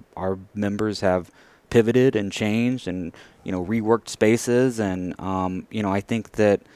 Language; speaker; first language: English; native; English